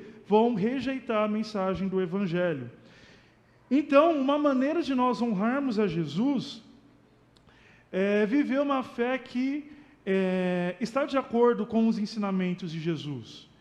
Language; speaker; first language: Portuguese; native; Portuguese